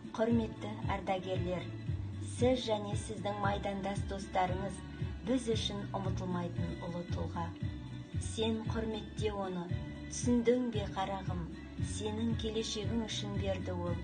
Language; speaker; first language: Kazakh; native; Kazakh